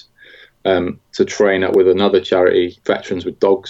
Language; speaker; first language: English; native; English